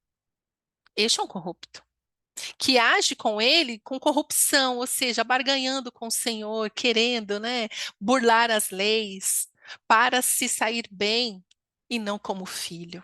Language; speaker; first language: Portuguese; native; Portuguese